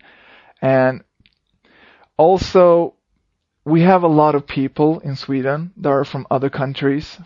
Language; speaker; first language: English; non-native, fluent; Swedish